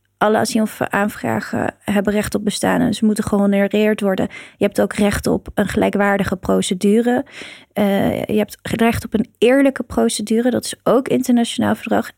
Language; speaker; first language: Dutch; early bilingual, other home language; Persian